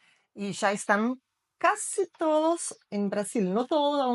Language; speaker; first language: Spanish; non-native, fluent; Portuguese